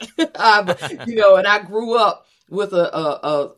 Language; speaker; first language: English; native; English